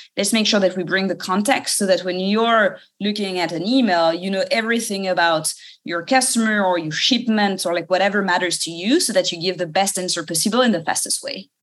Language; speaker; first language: English; non-native, fluent; French